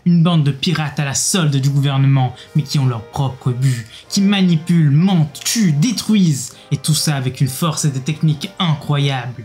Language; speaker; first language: French; native; French